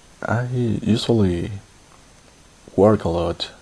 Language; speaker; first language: English; non-native, learner; Spanish